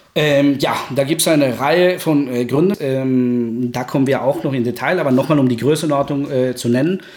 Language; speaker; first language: German; non-native, fluent; Spanish